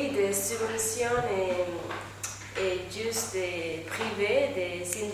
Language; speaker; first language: French; non-native, fluent; Spanish